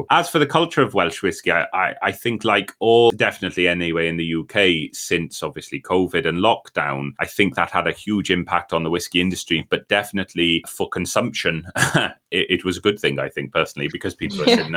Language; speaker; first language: English; native; English